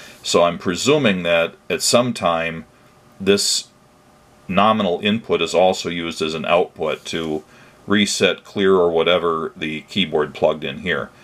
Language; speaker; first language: English; native; English